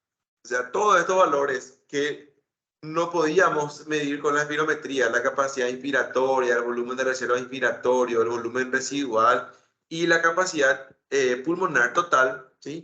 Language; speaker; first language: Spanish; native; Spanish